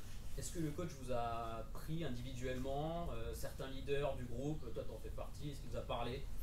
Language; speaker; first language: French; native; French